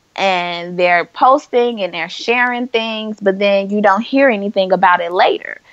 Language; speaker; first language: English; native; English